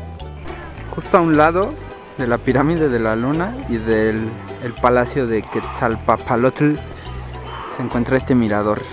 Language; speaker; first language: Spanish; native; Spanish